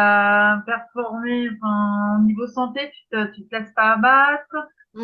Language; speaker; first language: French; native; French